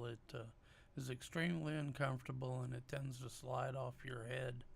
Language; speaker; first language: English; native; English